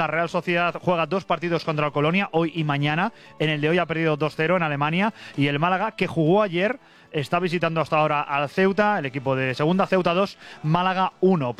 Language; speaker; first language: Spanish; native; Spanish